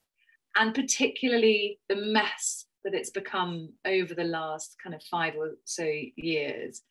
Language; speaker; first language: English; native; English